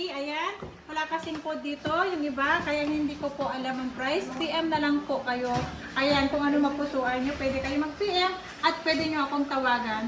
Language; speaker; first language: Filipino; native; Filipino